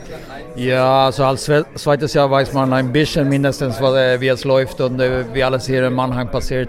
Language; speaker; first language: German; non-native, fluent; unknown